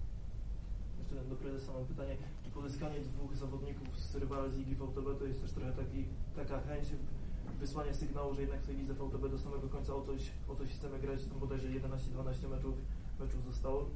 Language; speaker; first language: Polish; native; Polish